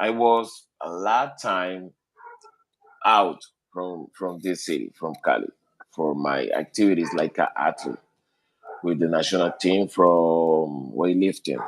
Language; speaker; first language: English; non-native, learner; Spanish